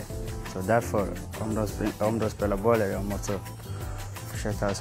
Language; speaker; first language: Swedish; non-native, fluent; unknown